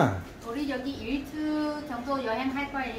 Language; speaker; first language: Korean; non-native, learner; Vietnamese